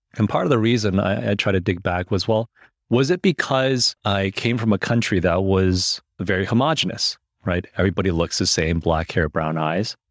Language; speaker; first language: English; early bilingual, other home language; Chinese